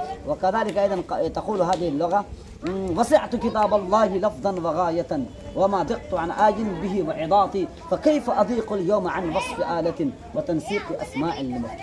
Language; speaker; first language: Arabic; non-native, fluent; Urdu